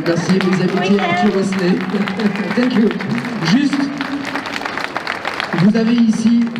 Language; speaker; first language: French; native; French